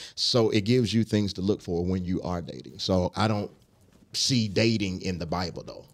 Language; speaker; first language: English; native; English